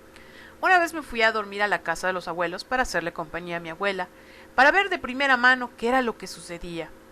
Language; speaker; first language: Spanish; native; Spanish